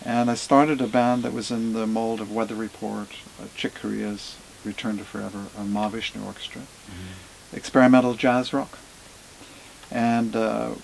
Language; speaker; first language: English; native; English